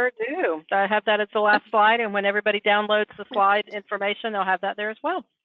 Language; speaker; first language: English; native; English